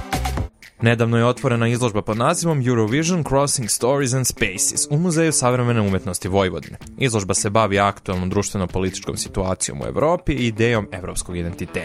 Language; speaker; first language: Serbian; native; Serbian